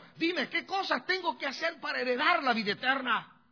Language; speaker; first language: Spanish; native; Spanish